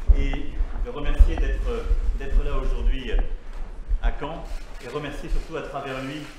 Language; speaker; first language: French; native; French